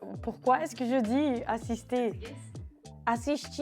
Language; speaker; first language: French; non-native, fluent; Portuguese